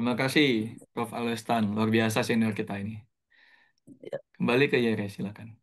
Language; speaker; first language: Indonesian; native; Indonesian